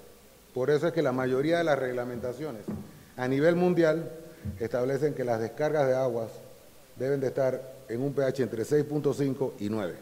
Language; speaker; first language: Spanish; native; Spanish